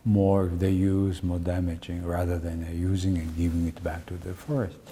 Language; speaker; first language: English; non-native, fluent; Mongolian